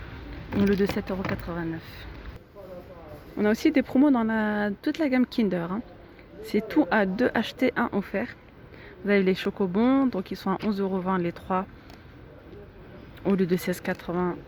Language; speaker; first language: French; native; French